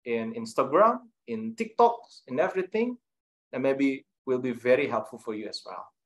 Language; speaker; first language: English; non-native, fluent; Indonesian